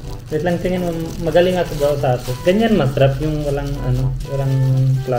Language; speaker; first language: Filipino; non-native, learner; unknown